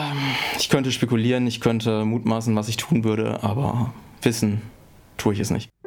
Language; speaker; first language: German; native; German